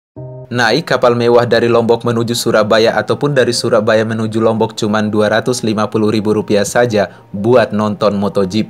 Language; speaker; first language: Indonesian; native; Indonesian